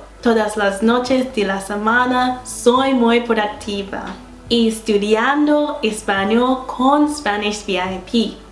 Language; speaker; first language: Spanish; non-native, learner; English